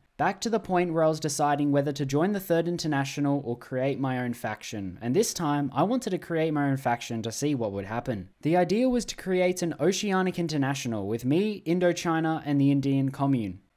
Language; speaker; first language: English; native; English